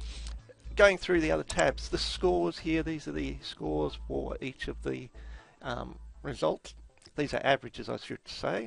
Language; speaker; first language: English; native; English